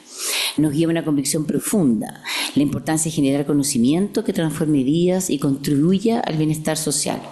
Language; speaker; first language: Spanish; native; Spanish